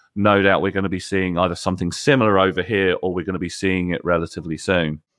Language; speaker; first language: English; native; English